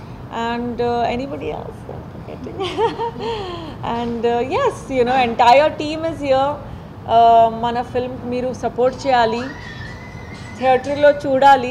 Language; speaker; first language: Telugu; non-native, fluent; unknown